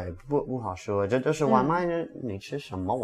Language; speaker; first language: Chinese; non-native, learner; English